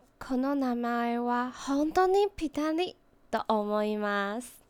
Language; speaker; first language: Japanese; non-native, learner; Chinese